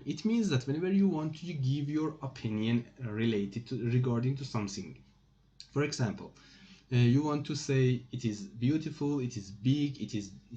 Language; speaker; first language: English; non-native, fluent; Persian